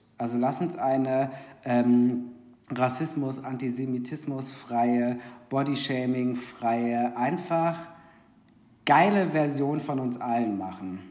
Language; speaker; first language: German; native; German